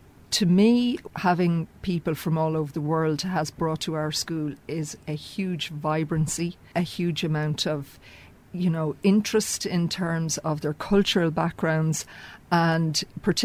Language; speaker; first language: English; native; English